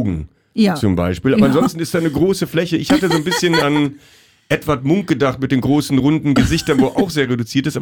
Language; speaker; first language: German; native; German